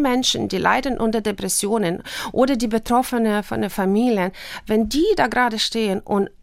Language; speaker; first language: German; non-native, fluent; Ukrainian